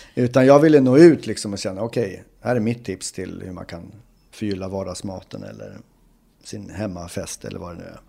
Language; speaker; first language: Swedish; native; Swedish